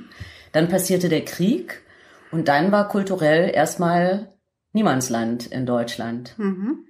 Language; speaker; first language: German; native; German